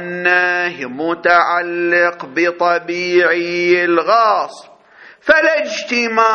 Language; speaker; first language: Arabic; native; Arabic